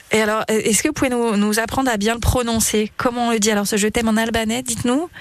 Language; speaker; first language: French; native; French